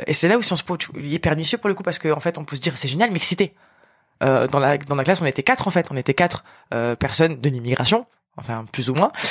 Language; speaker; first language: French; early bilingual, other home language; Arabic